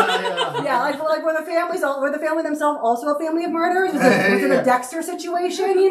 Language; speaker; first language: English; native; English